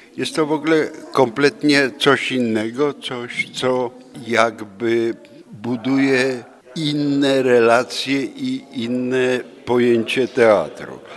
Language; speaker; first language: Polish; native; Polish